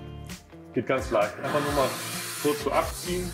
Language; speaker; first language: German; native; German